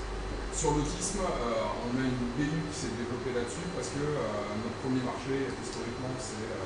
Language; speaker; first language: French; native; French